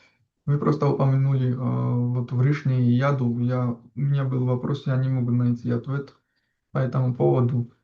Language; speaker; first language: Russian; non-native, fluent; Georgian